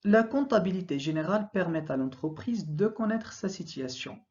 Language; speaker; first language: French; non-native, local second language; Arabic